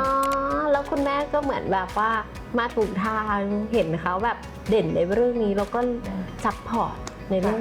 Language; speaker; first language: Thai; native; Thai